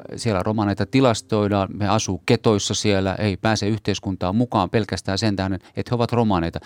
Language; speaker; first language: Finnish; native; Finnish